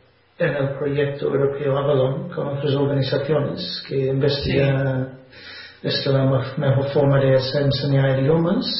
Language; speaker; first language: Spanish; non-native, fluent; English